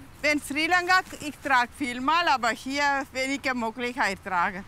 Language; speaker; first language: German; non-native, learner; Tamil